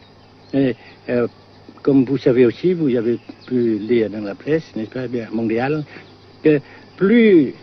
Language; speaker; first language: French; non-native, fluent; Vietnamese